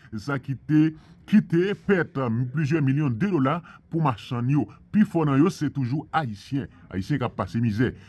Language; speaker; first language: Haitian Creole; non-native, fluent; Spanish